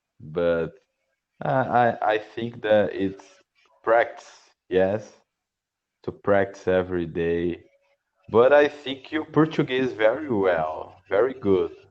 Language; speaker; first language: English; non-native, learner; Portuguese